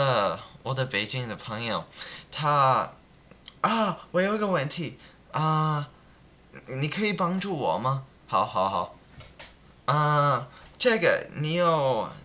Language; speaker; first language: Chinese; non-native, learner; English